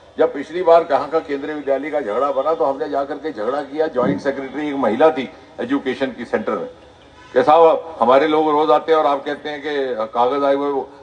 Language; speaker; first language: Hindi; non-native, local second language; Dogri